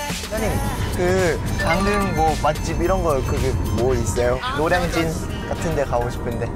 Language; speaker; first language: Korean; non-native, fluent; Thai